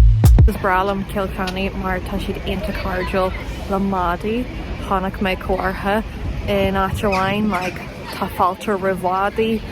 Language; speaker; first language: Irish; non-native, local second language; English